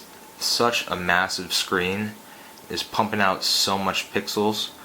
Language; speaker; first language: English; native; English